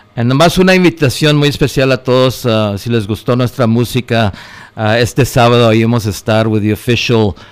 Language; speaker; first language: Spanish; early bilingual, heritage; Spanish